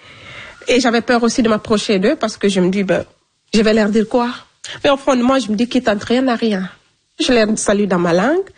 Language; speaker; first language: French; non-native, local second language; Fula